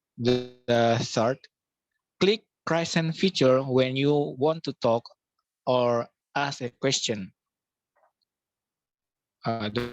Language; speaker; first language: English; non-native, local second language; Indonesian